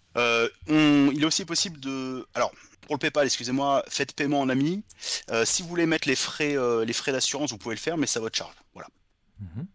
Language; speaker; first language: French; native; French